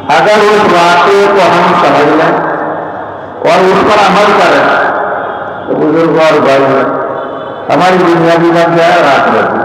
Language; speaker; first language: Urdu; non-native, local second language; Gujarati